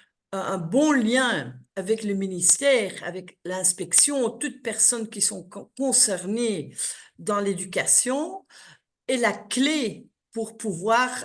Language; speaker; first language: French; non-native, local second language; Dutch